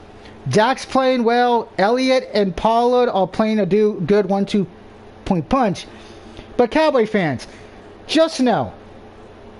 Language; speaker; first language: English; native; English